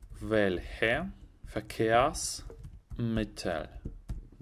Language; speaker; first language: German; non-native, fluent; Russian